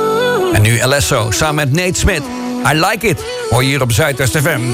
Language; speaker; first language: Dutch; native; Dutch